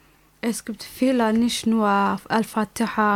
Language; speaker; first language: German; non-native, learner; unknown